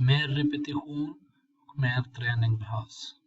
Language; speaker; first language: Swedish; non-native, fluent; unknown